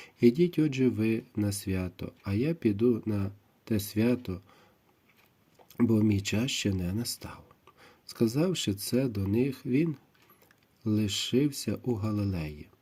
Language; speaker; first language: Ukrainian; native; Ukrainian